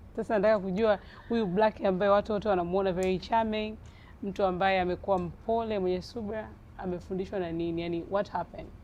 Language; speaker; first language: Swahili; native; Swahili